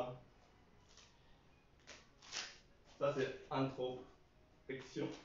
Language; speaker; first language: French; non-native, learner; Chinese